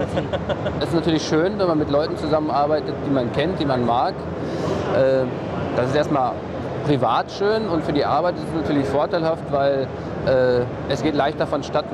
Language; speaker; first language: German; native; German